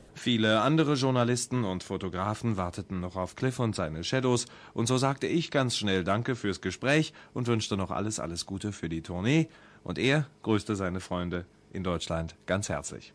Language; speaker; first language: German; native; German